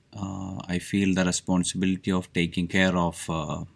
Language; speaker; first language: English; non-native, local second language; Malayalam